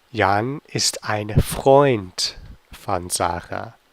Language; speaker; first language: German; non-native, fluent; English